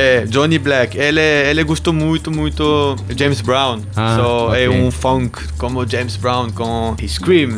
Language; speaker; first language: Portuguese; non-native, learner; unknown